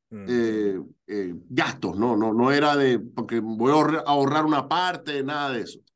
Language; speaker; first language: Spanish; native; Spanish